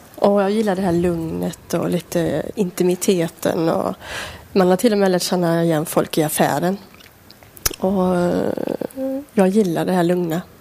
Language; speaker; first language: Swedish; native; Swedish